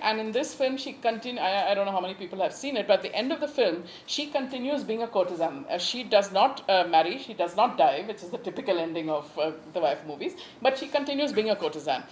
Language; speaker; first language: English; native; English